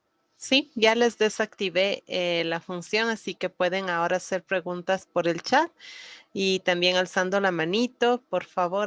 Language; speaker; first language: Spanish; native; Spanish